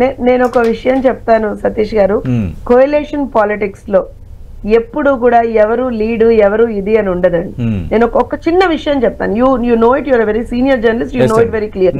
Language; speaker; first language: Telugu; native; Telugu